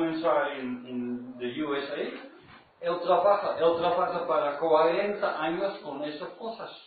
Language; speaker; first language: Spanish; non-native, learner; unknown